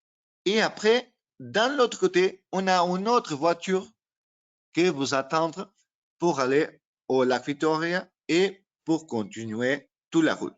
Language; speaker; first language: French; non-native, learner; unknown